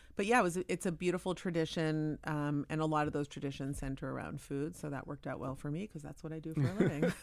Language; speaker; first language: English; native; English